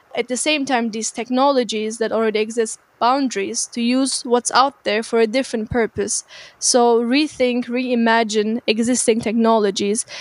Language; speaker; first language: English; non-native, fluent; Turkish